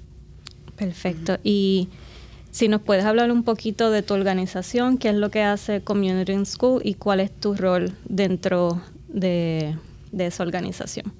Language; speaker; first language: Spanish; native; Spanish